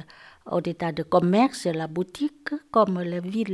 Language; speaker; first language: French; non-native, learner; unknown